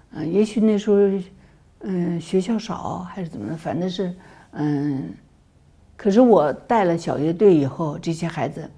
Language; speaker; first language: Chinese; native; Chinese